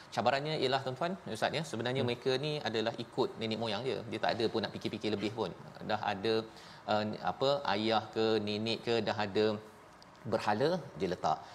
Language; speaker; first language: Malay; native; Malay